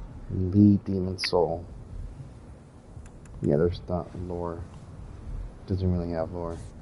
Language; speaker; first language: English; native; English